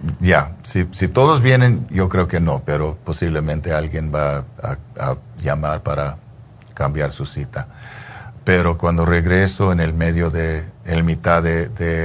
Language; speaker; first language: Spanish; early bilingual, heritage; English